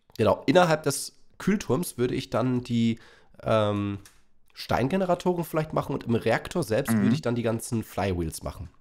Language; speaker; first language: German; native; German